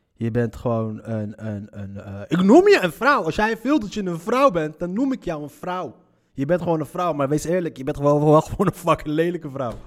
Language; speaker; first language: Dutch; early bilingual, other home language; Arabic